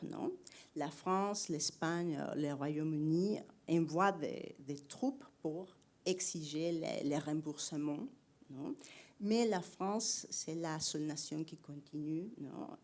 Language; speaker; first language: French; non-native, fluent; Spanish